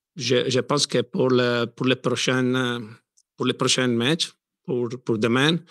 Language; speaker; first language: French; non-native, learner; Italian